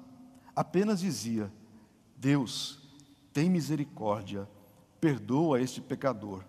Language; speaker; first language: Portuguese; native; Portuguese